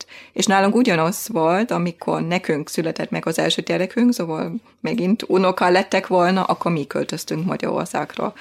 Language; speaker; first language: Hungarian; non-native, fluent; German